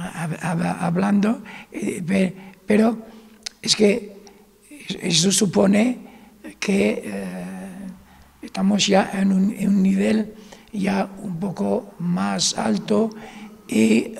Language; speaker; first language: Spanish; non-native, fluent; Arabic